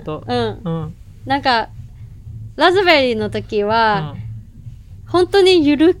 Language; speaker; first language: Japanese; non-native, fluent; Cantonese